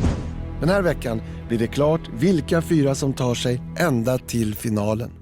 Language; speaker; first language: Swedish; native; Swedish